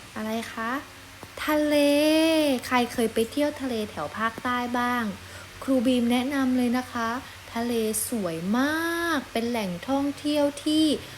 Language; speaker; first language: Thai; native; Thai